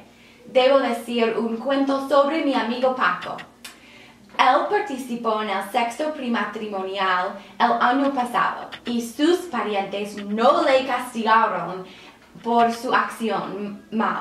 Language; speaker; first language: Spanish; non-native, learner; English